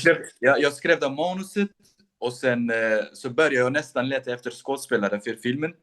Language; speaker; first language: Swedish; non-native, local second language; Kurdish